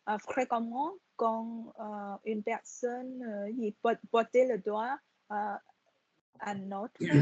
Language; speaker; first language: French; non-native, fluent; Vietnamese